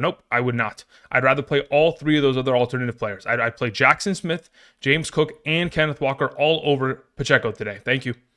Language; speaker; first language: English; native; English